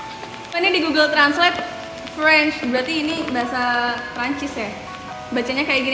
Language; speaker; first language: Indonesian; native; Indonesian